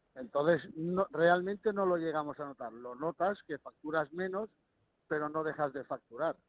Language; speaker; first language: Spanish; native; Spanish